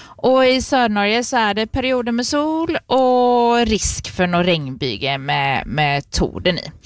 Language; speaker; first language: Swedish; native; Swedish